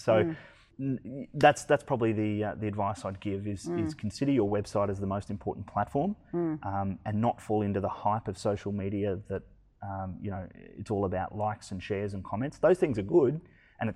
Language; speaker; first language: English; native; English